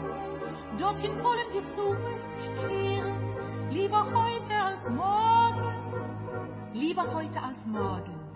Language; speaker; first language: German; non-native, fluent; Norwegian